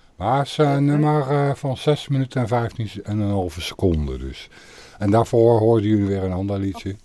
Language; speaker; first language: Dutch; native; Dutch